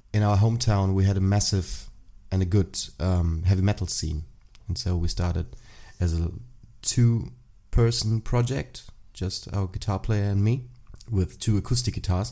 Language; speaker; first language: English; non-native, fluent; German